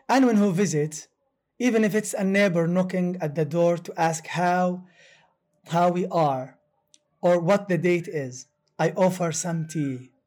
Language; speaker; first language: English; non-native, fluent; Arabic